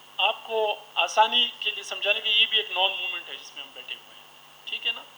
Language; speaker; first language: Urdu; non-native, local second language; Pashto